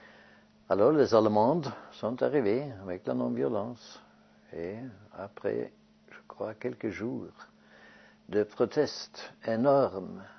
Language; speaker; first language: French; non-native, fluent; Norwegian